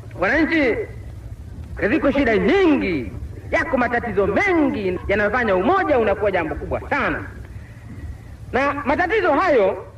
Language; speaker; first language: Swahili; non-native, local second language; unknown